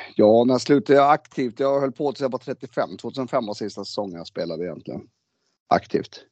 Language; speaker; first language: Swedish; native; Swedish